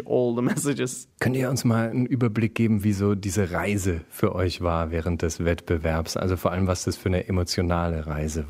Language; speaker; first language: German; native; German